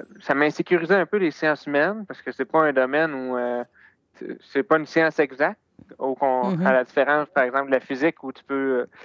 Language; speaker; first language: French; native; French